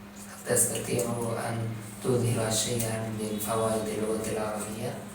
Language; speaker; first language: Arabic; non-native, fluent; Bangla